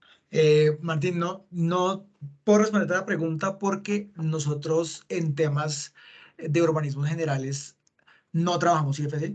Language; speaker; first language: Spanish; native; Spanish